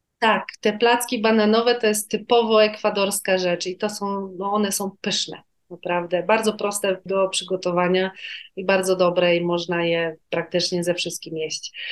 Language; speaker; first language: Polish; native; Polish